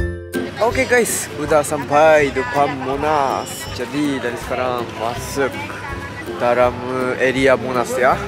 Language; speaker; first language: Indonesian; non-native, learner; Japanese